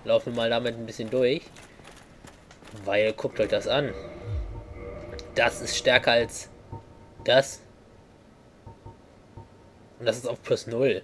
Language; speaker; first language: German; native; German